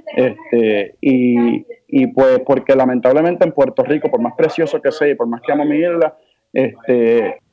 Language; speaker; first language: Spanish; native; Spanish